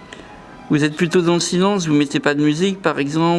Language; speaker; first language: French; native; French